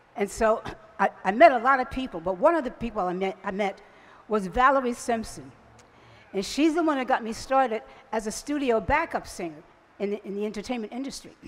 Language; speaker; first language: English; native; English